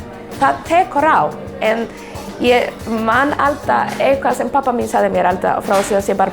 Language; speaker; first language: Icelandic; non-native, learner; Spanish